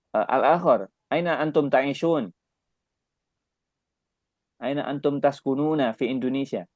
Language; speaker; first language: Arabic; non-native, fluent; Indonesian